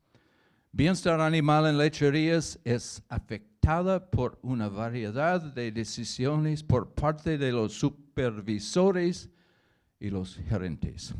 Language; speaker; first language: Spanish; non-native, learner; English